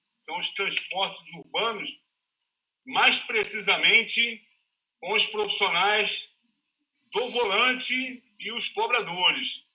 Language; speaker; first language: Portuguese; native; Portuguese